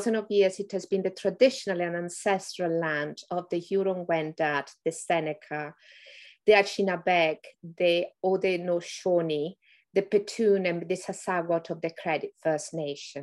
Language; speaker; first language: English; non-native, fluent; Italian